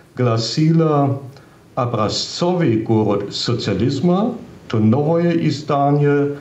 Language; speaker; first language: Russian; non-native, fluent; German